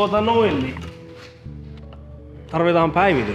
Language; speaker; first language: Finnish; native; Finnish